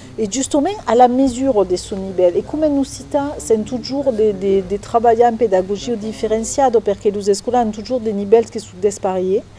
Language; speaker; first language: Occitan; non-native, local second language; French